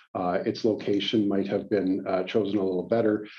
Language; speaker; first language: English; native; English